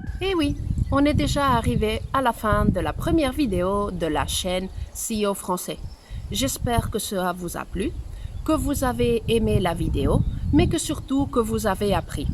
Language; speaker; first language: French; non-native, fluent; Spanish